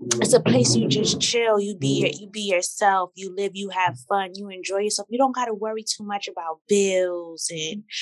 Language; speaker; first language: English; native; English